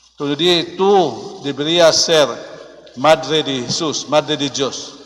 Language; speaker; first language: Spanish; non-native, fluent; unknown